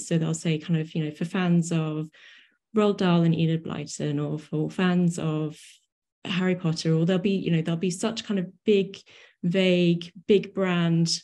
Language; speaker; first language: English; native; English